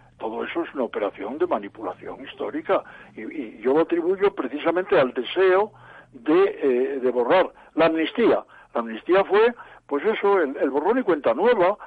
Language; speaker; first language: Spanish; native; Spanish